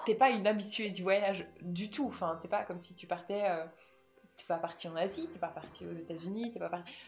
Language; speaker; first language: French; native; French